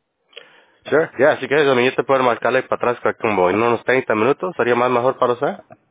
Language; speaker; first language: Spanish; early bilingual, heritage; Spanish